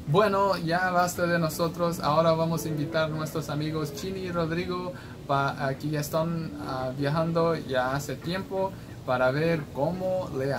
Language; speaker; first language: Spanish; non-native, fluent; English